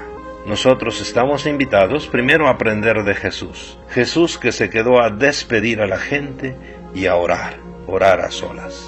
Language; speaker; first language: Spanish; native; Spanish